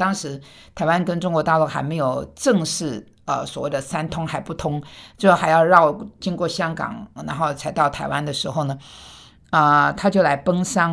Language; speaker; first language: Chinese; non-native, fluent; Korean